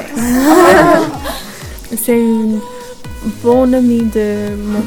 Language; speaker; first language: French; non-native, learner; English